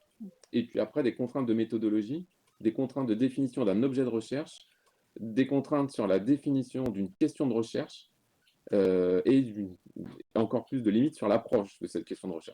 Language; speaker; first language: French; native; French